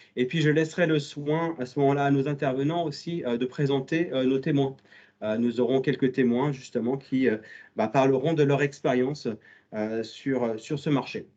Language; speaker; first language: French; native; French